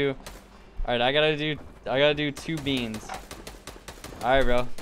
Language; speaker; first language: English; native; English